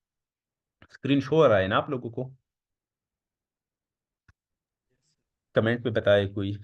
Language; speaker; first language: Hindi; non-native, local second language; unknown